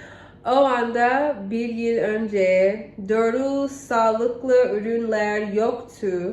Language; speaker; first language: Turkish; non-native, learner; English